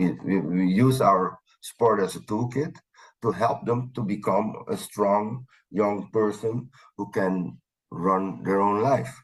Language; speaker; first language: English; non-native, fluent; Dutch